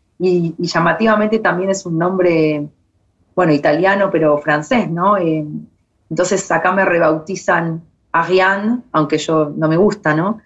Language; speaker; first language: Spanish; native; Spanish